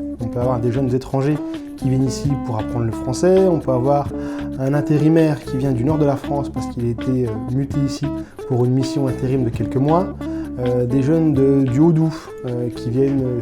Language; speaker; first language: French; native; French